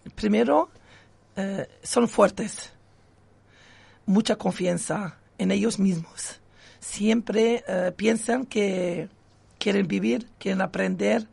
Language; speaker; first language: Spanish; non-native, local second language; Arabic